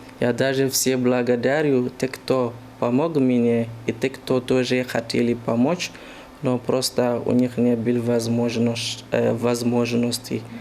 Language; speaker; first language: Russian; non-native, learner; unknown